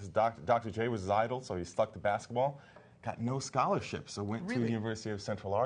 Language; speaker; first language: English; native; English